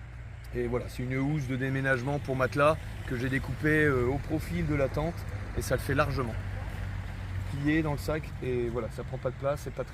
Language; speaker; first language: French; native; French